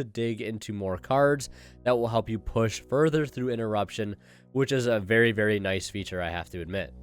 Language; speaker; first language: English; native; English